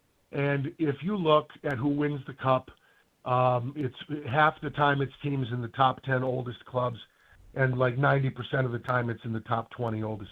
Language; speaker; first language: English; native; English